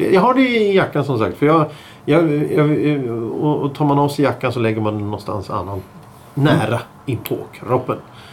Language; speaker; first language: Swedish; native; Swedish